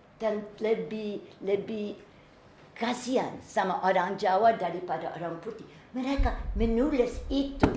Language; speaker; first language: Indonesian; non-native, fluent; English